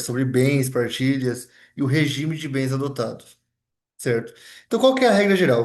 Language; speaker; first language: Portuguese; native; Portuguese